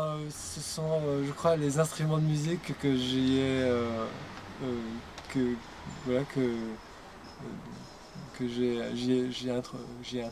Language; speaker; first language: French; native; French